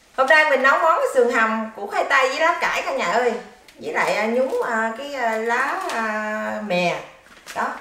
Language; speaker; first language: Vietnamese; native; Vietnamese